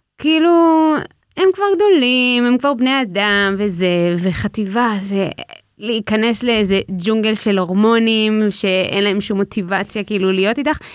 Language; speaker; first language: Hebrew; native; Hebrew